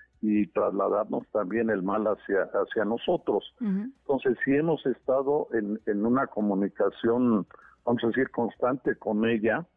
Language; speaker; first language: Spanish; native; Spanish